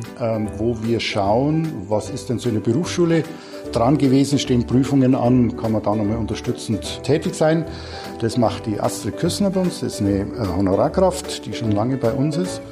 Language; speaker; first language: German; native; German